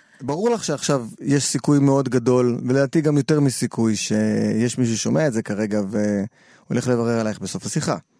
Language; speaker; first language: Hebrew; native; Hebrew